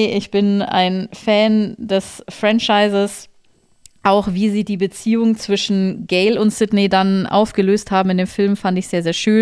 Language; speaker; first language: German; native; German